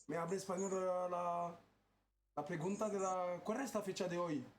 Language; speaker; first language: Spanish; non-native, learner; French